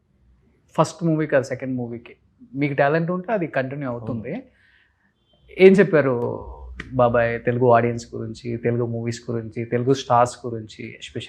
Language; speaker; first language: Telugu; native; Telugu